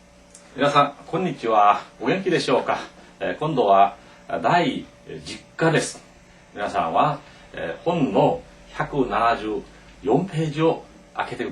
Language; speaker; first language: Japanese; non-native, fluent; Korean